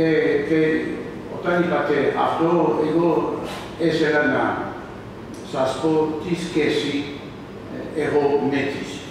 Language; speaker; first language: Greek; non-native, learner; French